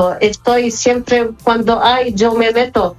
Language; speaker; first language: Spanish; non-native, fluent; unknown